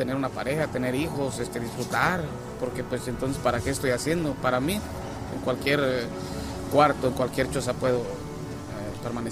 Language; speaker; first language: Spanish; native; Spanish